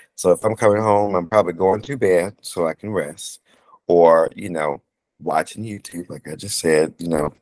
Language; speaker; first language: English; native; English